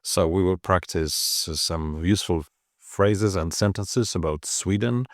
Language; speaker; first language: English; non-native, fluent; Polish